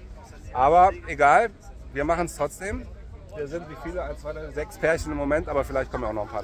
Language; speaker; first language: German; native; German